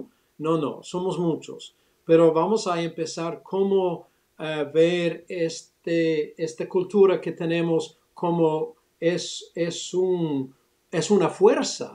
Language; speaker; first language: Spanish; early bilingual, other home language; English